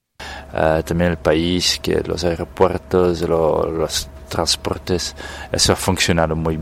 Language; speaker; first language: Spanish; non-native, fluent; Dutch